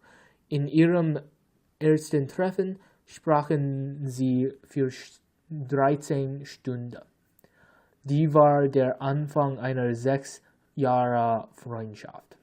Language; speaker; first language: German; non-native, learner; English